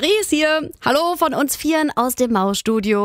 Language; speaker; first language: German; native; German